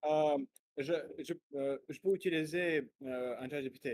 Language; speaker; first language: French; non-native, learner; Russian